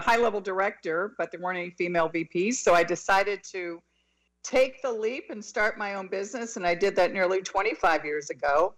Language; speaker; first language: English; native; English